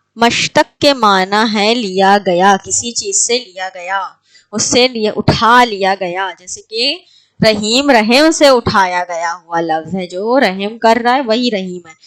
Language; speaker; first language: Urdu; native; Urdu